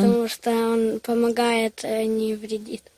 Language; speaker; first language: Russian; early bilingual, heritage; Russian